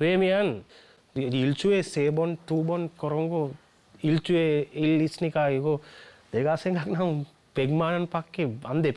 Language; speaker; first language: Korean; non-native, learner; Sinhala